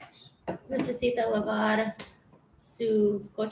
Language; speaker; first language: Spanish; non-native, learner; English